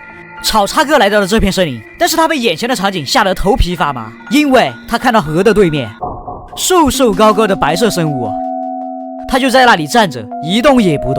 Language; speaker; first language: Chinese; native; Chinese